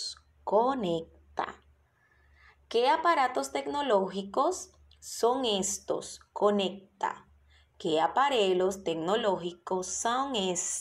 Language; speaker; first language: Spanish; non-native, fluent; Portuguese